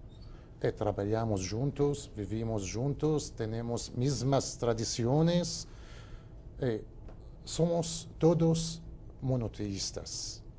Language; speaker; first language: Spanish; non-native, fluent; Arabic